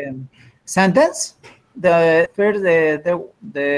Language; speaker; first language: English; non-native, learner; Spanish